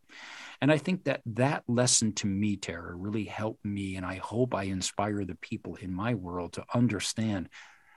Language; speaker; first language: English; native; English